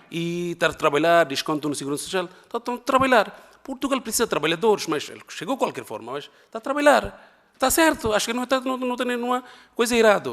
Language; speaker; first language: Portuguese; non-native, learner; Bangla